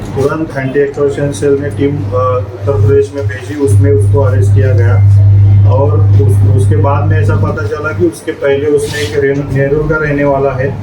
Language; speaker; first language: Hindi; non-native, local second language; Marathi